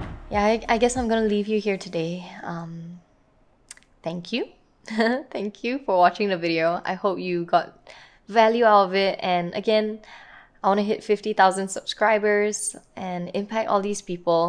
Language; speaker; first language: English; native; English